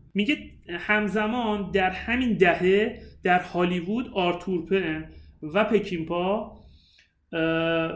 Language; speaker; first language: Persian; native; Persian